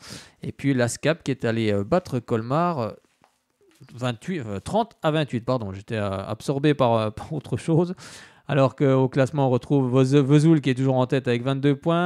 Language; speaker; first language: French; native; French